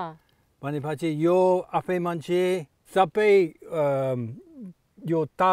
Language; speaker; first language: Nepali; non-native, learner; English